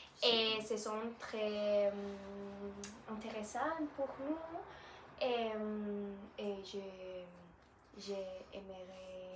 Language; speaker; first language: French; non-native, learner; Spanish